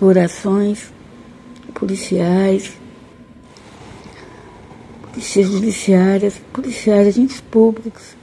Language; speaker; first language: Portuguese; native; Portuguese